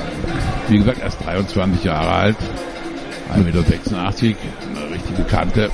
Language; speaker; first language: German; native; German